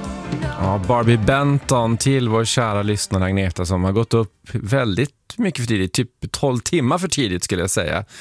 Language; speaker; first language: Swedish; native; Swedish